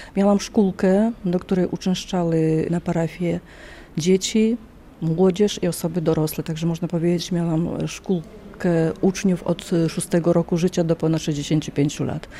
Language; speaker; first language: Polish; early bilingual, heritage; Polish